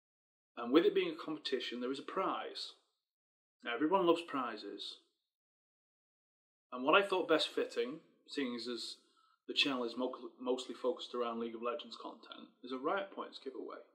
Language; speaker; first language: English; native; English